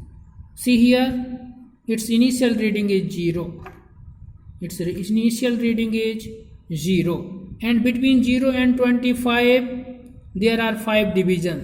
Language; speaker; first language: English; non-native, local second language; Hindi